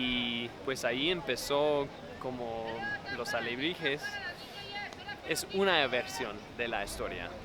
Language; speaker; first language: Spanish; non-native, fluent; English